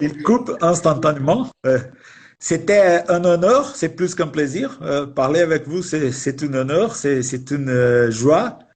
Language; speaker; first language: French; non-native, fluent; Portuguese